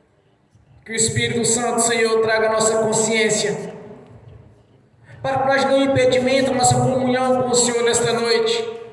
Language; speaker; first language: Portuguese; native; Portuguese